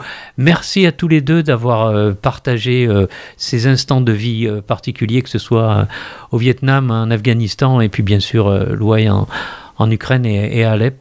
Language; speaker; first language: French; native; French